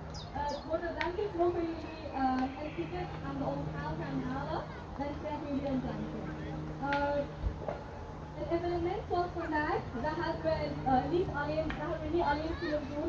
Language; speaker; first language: Dutch; non-native, learner; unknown